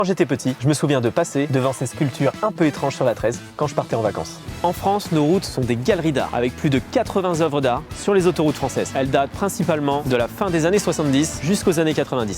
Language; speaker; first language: French; native; French